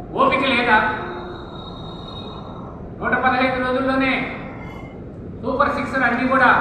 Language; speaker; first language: Telugu; native; Telugu